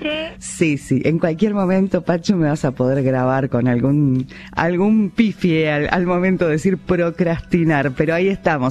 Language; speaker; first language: Spanish; native; Spanish